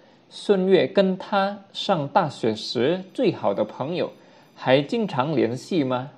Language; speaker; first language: Chinese; non-native, fluent; Indonesian